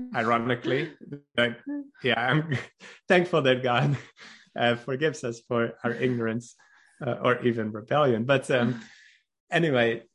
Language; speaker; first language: English; non-native, fluent; Dutch